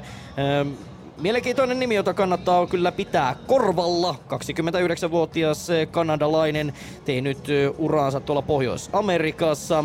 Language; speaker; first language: Finnish; native; Finnish